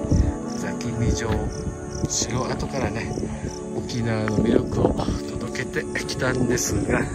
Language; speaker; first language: Japanese; native; Japanese